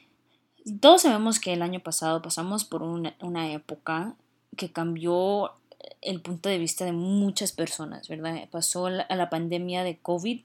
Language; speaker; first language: Spanish; early bilingual, heritage; Spanish